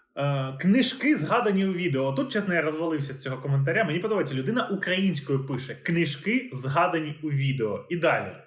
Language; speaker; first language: Ukrainian; native; Ukrainian